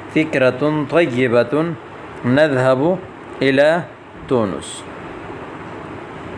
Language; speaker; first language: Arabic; non-native, fluent; Urdu